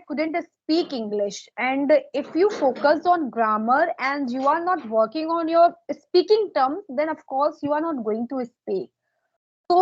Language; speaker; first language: English; non-native, local second language; Hindi